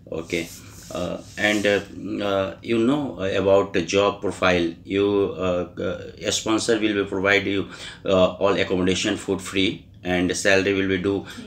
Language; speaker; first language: English; non-native, learner; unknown